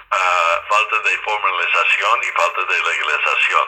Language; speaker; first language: Spanish; non-native, fluent; English